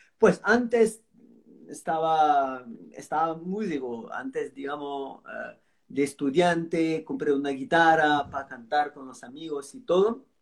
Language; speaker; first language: Spanish; non-native, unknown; French